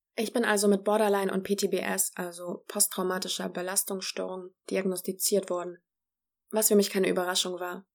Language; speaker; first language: German; early bilingual, other home language; Polish